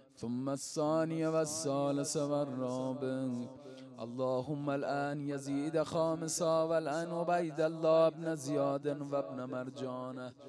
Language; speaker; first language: Arabic; non-native, fluent; Persian